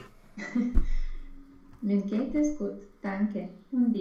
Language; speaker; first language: German; non-native, learner; Romanian